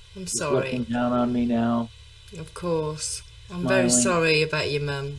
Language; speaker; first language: English; native; English